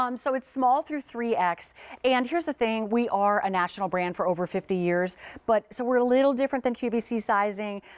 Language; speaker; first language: English; native; English